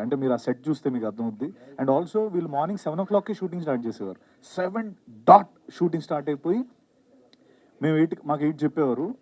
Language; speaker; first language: Telugu; native; Telugu